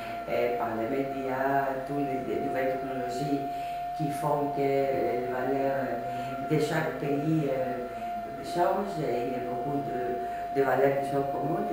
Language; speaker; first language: French; non-native, fluent; Greek